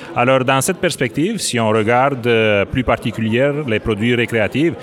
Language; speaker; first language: French; non-native, fluent; Romanian